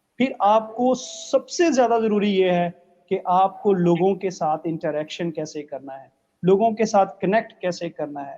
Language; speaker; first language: Urdu; non-native, local second language; Punjabi